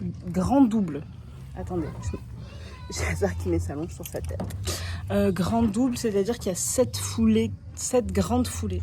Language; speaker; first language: French; native; French